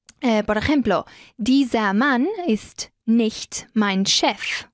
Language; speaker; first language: German; non-native, fluent; Spanish